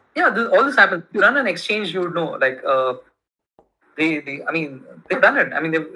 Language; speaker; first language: English; non-native, local second language; Kannada